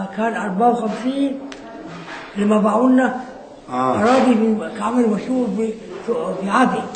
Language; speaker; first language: Egyptian Arabic; non-native, local second language; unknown